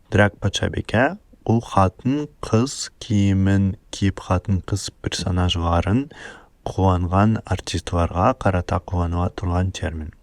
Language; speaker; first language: Tatar; early bilingual, heritage; Russian